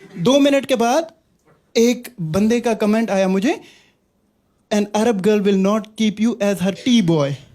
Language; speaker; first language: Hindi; non-native, local second language; Kashmiri